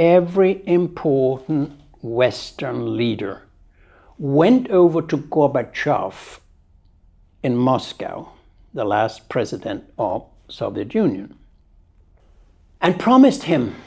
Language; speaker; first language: English; non-native, fluent; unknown